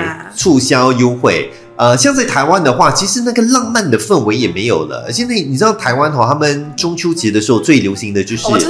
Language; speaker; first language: Chinese; native; Chinese